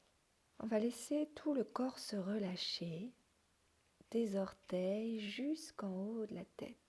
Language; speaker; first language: French; native; French